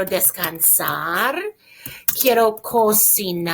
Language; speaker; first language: Spanish; non-native, fluent; English